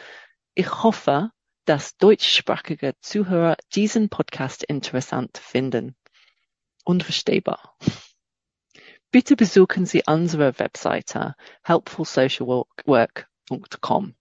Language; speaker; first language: German; non-native, fluent; English